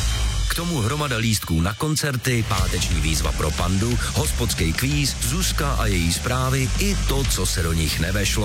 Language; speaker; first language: Czech; native; Czech